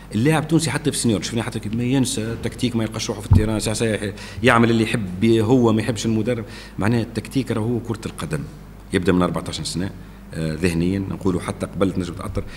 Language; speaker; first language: Arabic; native; Arabic